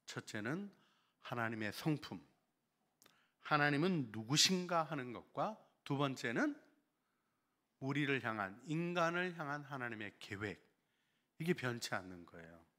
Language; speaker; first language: Korean; native; Korean